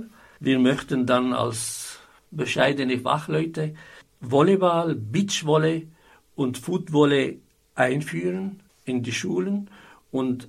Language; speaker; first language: German; non-native, fluent; Arabic